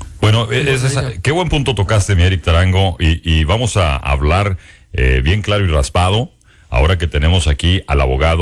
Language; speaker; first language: Spanish; native; Spanish